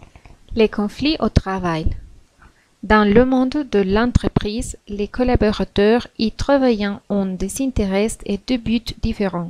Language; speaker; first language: French; non-native, learner; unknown